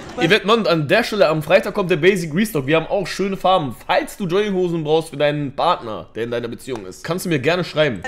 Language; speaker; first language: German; early bilingual, other home language; Turkish